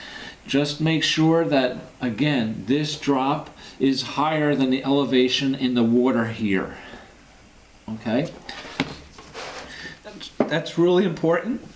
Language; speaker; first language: English; native; English